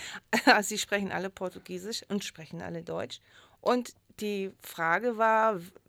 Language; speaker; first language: German; native; German